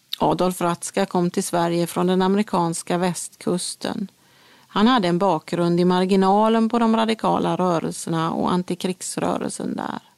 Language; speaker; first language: Swedish; native; Swedish